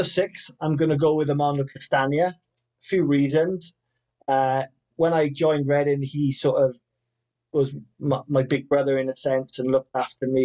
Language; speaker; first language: English; native; English